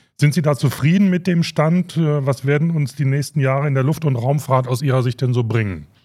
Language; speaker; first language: German; native; German